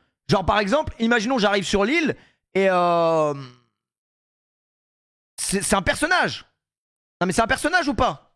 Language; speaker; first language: French; native; French